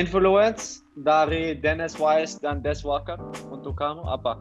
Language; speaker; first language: Indonesian; non-native, learner; Dutch